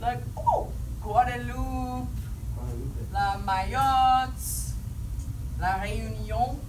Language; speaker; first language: French; non-native, fluent; English